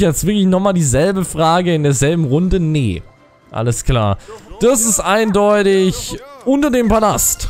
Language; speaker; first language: German; native; German